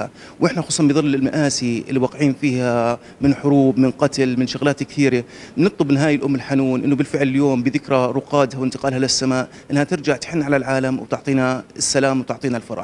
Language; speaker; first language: Arabic; native; Arabic